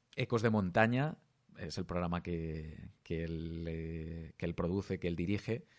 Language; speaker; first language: Spanish; native; Spanish